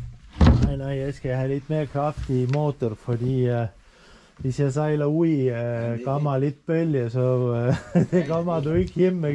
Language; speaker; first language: Danish; non-native, learner; Estonian